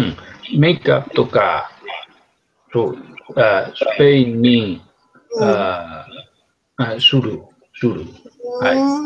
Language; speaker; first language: Japanese; non-native, learner; Spanish